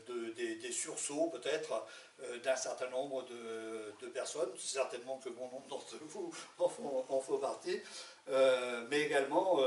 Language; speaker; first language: French; native; French